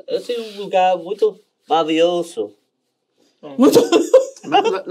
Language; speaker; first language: Portuguese; non-native, learner; English